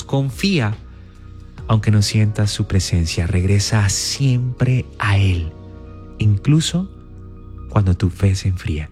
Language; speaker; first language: Spanish; native; Spanish